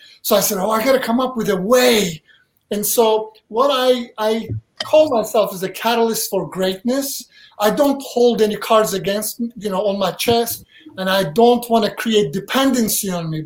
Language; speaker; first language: English; non-native, fluent; Turkish